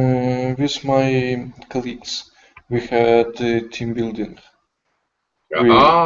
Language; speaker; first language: English; non-native, learner; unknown